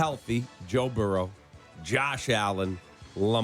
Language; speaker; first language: English; native; English